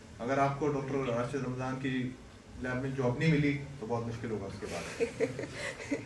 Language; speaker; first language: Urdu; native; Urdu